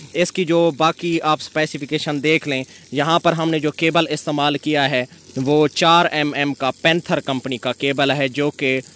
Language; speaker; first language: Urdu; non-native, local second language; Sindhi